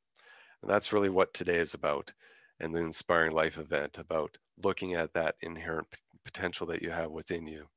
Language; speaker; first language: English; native; English